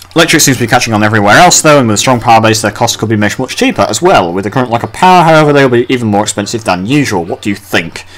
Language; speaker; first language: English; native; English